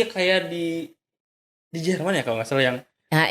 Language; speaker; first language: Indonesian; native; Indonesian